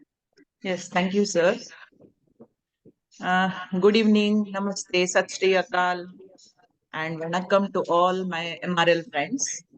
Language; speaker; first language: English; non-native, local second language; Hindi